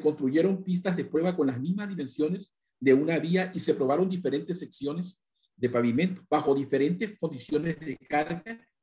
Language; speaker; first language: Spanish; native; Spanish